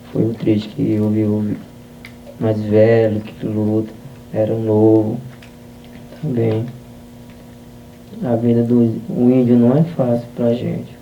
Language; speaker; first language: Portuguese; non-native, local second language; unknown